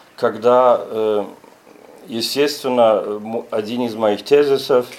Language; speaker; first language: Russian; non-native, fluent; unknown